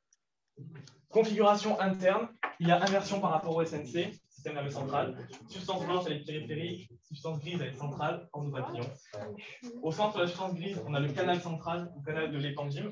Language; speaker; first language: French; native; French